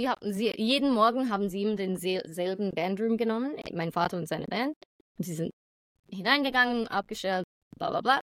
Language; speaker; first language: German; non-native, fluent; English